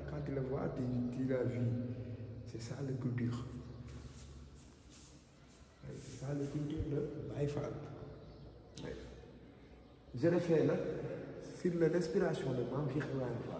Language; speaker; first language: French; non-native, local second language; Wolof